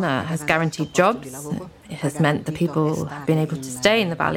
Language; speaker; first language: English; non-native, fluent; Ladin